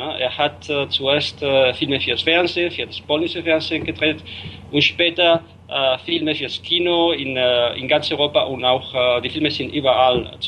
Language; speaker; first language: German; non-native, fluent; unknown